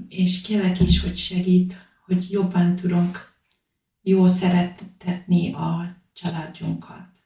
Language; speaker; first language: Hungarian; non-native, learner; English